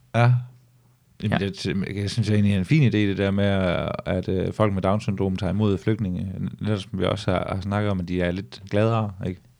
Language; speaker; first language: Danish; native; Danish